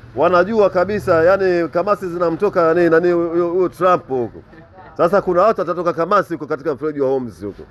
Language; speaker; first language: Swahili; native; Swahili